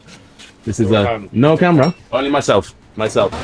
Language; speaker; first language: English; native; English